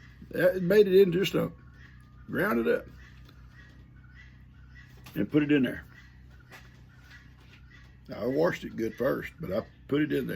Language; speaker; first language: English; native; English